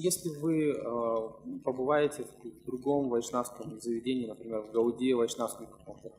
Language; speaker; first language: Russian; native; Russian